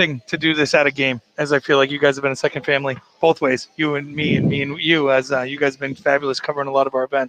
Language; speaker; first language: English; native; English